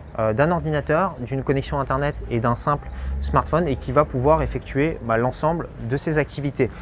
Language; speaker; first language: French; native; French